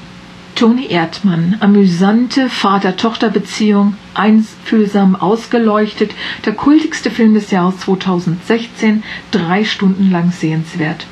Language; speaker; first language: German; native; German